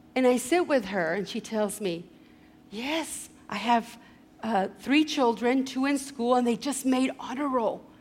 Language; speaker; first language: English; early bilingual, other home language; Spanish